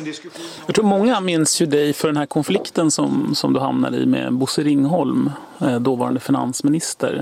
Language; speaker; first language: Swedish; native; Swedish